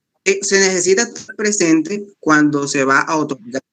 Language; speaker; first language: Spanish; native; Spanish